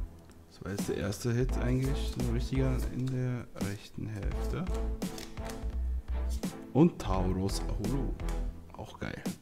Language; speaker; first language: German; native; German